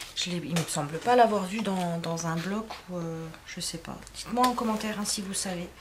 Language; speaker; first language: French; native; French